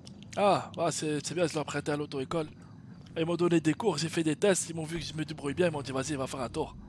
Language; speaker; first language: French; native; French